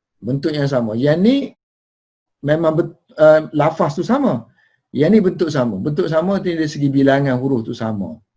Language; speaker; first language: Malay; native; Malay